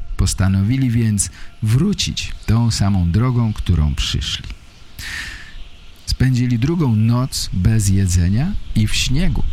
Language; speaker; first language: Polish; native; Polish